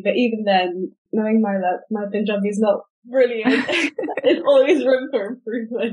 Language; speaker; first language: English; native; English